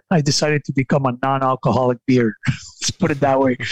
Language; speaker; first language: English; non-native, fluent; Spanish